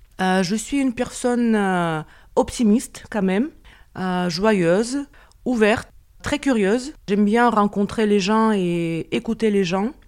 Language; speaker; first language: French; non-native, fluent; Russian